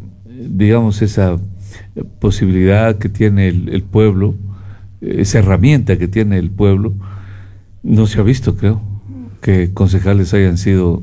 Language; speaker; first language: Spanish; native; Spanish